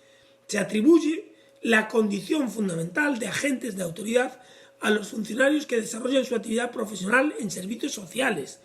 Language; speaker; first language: Spanish; native; Spanish